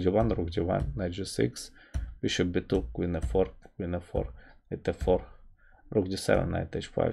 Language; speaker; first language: English; non-native, fluent; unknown